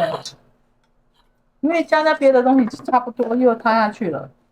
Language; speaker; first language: Chinese; native; Chinese